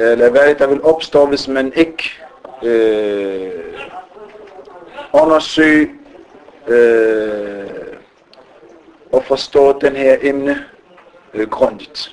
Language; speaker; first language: Danish; early bilingual, other home language; Arabic